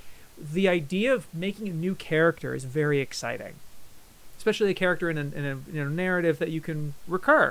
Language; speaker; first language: English; native; English